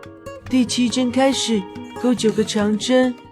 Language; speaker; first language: Chinese; native; Chinese